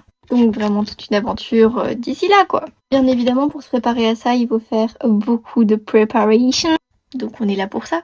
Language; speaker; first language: French; native; French